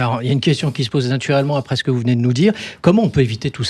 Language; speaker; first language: French; native; French